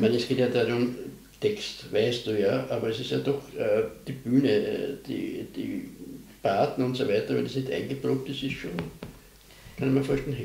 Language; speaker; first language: German; native; German